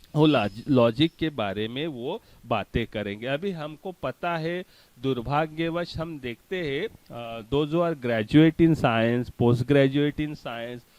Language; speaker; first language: Hindi; non-native, local second language; Marathi